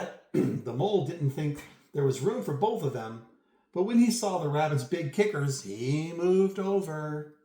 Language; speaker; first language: English; native; English